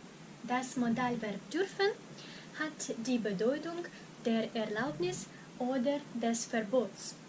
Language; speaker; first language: German; non-native, fluent; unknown